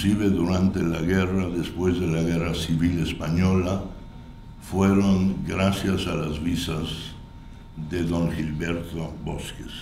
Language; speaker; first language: Spanish; non-native, fluent; German